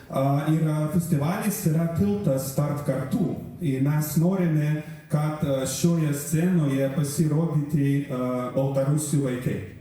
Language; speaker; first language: Lithuanian; non-native, learner; Belarusian